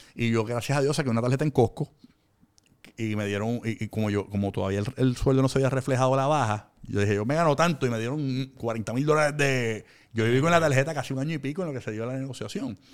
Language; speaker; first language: Spanish; native; Spanish